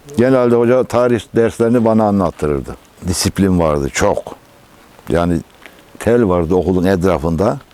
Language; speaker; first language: Turkish; native; Turkish